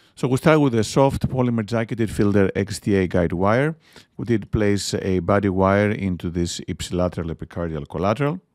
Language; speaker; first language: English; non-native, fluent; Greek